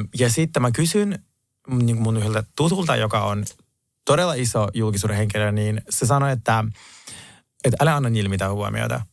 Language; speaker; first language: Finnish; non-native, fluent; Russian